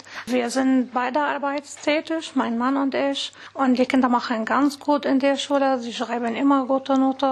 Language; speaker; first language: German; non-native, fluent; Arabic